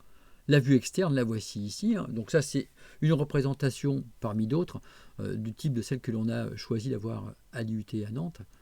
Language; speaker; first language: French; native; French